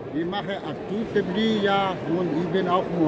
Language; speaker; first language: German; non-native, learner; Albanian